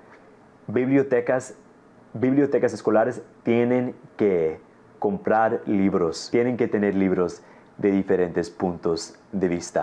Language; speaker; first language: Spanish; non-native, fluent; English